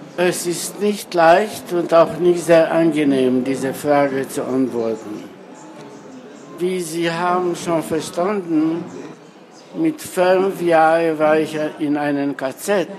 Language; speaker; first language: German; non-native, fluent; Romanian